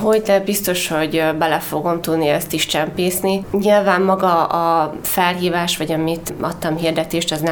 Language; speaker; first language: Hungarian; native; Hungarian